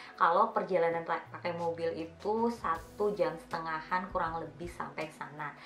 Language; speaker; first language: Indonesian; native; Indonesian